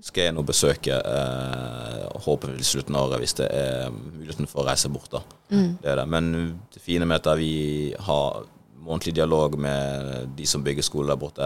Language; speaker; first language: Norwegian; early bilingual, other home language; Swahili